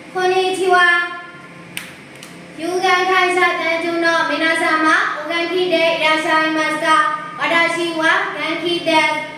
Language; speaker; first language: Japanese; non-native, learner; Burmese